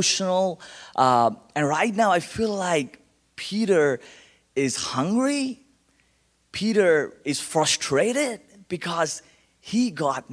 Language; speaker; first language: English; non-native, local second language; Bangla